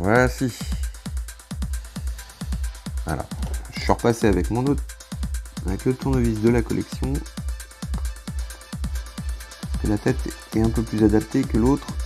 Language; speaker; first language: French; native; French